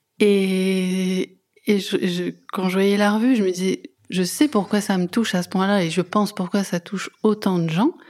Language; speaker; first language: French; native; French